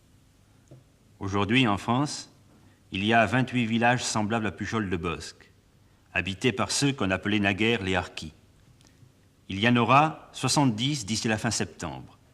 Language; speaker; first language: French; native; French